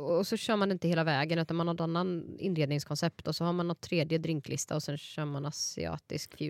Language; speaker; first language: Swedish; native; Swedish